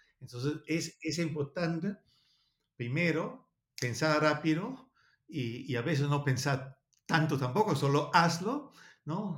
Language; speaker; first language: Spanish; non-native, learner; Danish